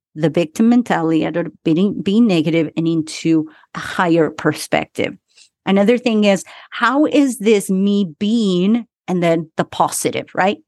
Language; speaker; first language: English; early bilingual, other home language; Spanish